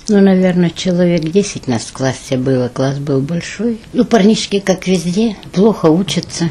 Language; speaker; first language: Russian; non-native, local second language; German